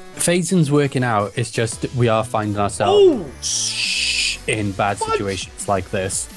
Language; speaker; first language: English; native; English